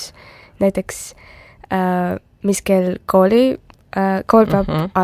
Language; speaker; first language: Estonian; non-native, local second language; Russian